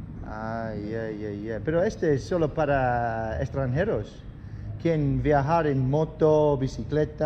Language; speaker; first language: Spanish; non-native, learner; English